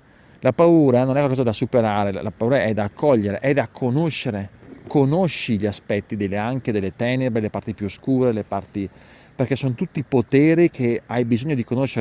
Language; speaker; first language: Italian; native; Italian